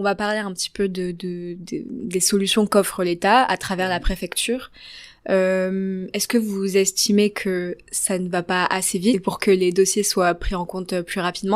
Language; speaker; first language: French; native; French